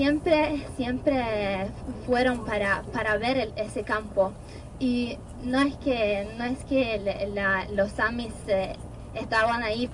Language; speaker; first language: Spanish; non-native, fluent; Norwegian